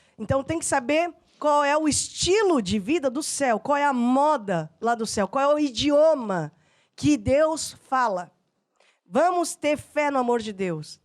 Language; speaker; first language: Portuguese; native; Portuguese